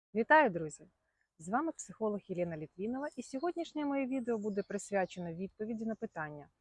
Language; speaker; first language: Ukrainian; non-native, local second language; Russian